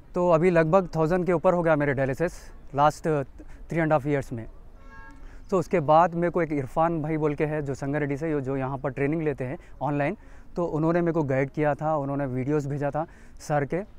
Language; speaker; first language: Hindi; non-native, local second language; Urdu